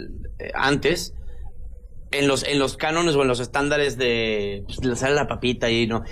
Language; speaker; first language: Spanish; native; Spanish